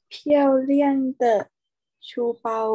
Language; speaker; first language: Chinese; non-native, learner; Thai